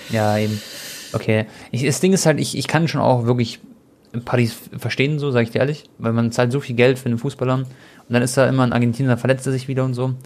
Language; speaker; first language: German; early bilingual, other home language; Croatian